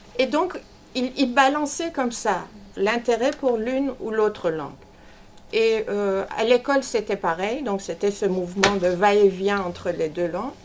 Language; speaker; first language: French; non-native, fluent; Persian